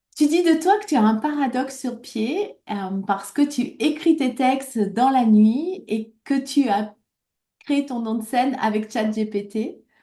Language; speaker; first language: French; native; French